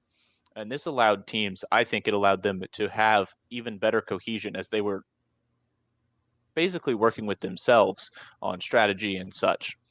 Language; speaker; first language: English; native; English